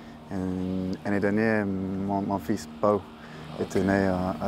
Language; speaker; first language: French; non-native, learner; English